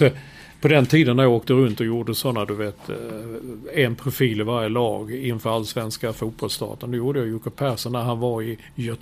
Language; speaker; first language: Swedish; native; Swedish